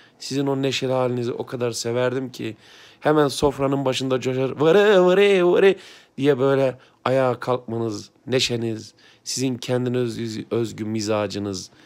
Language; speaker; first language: Turkish; native; Turkish